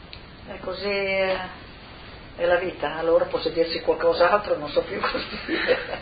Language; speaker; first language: Italian; non-native, local second language; Friulian